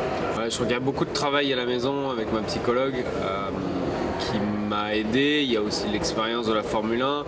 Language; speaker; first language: French; native; French